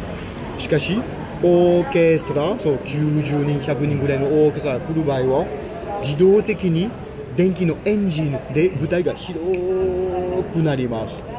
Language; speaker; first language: Japanese; non-native, fluent; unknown